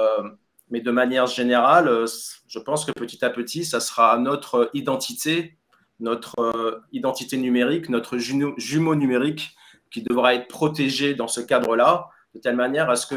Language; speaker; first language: French; native; French